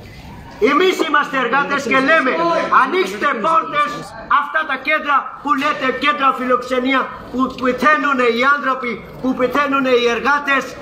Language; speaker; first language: Greek; non-native, fluent; Urdu